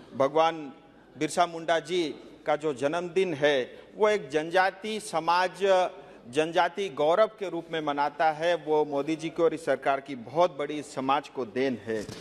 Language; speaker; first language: Hindi; non-native, local second language; Nepali